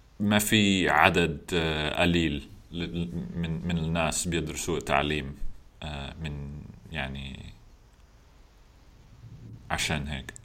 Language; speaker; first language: Arabic; non-native, learner; English